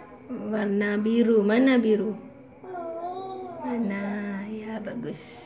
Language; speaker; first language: Indonesian; native; Indonesian